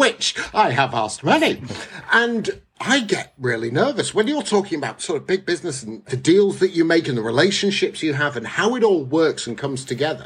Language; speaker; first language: English; native; English